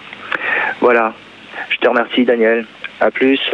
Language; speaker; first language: French; native; French